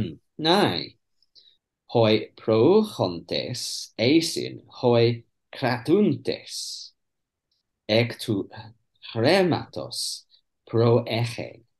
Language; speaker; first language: Greek; non-native, fluent; English